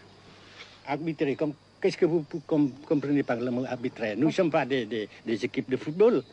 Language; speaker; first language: French; non-native, fluent; Vietnamese